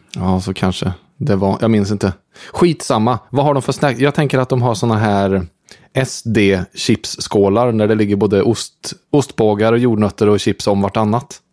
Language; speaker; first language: Swedish; native; Swedish